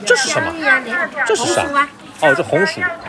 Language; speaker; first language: Chinese; non-native, learner; English